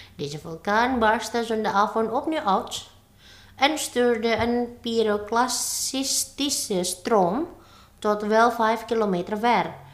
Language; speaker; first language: Dutch; non-native, fluent; Indonesian